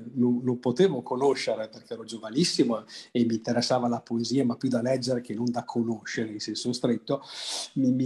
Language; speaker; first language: Italian; native; Italian